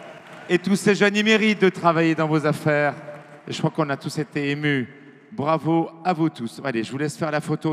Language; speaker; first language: French; native; French